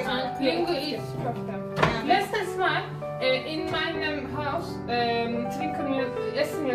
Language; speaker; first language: German; non-native, learner; Turkish